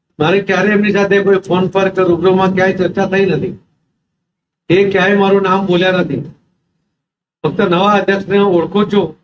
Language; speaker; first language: Gujarati; non-native, local second language; Marathi